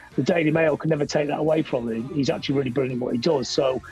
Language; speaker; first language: English; native; English